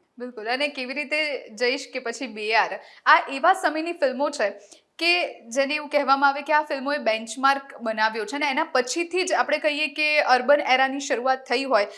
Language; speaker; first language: Gujarati; native; Gujarati